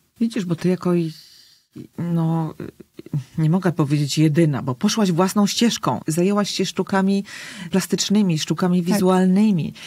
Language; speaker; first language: Polish; native; Polish